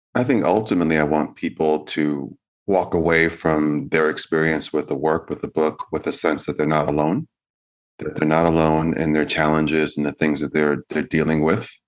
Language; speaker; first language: English; native; English